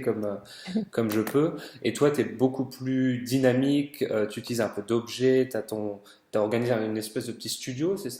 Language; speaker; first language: French; native; French